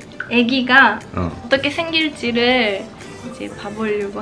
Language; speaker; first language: Korean; non-native, fluent; Japanese